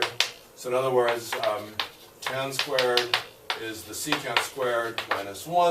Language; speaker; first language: English; native; English